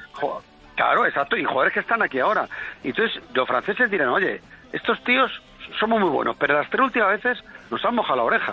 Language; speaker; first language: Spanish; native; Spanish